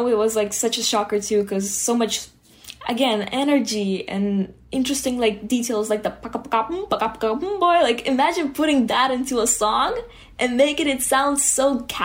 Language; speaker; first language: English; early bilingual, other home language; Hebrew